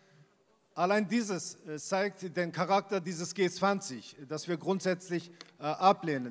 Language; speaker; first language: German; non-native, fluent; Kurdish